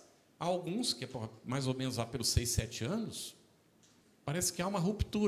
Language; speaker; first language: Portuguese; native; Portuguese